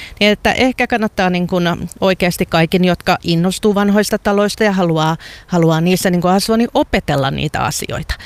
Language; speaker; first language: Finnish; native; Finnish